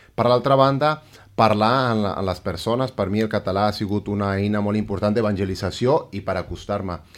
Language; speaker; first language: Catalan; non-native, fluent; Spanish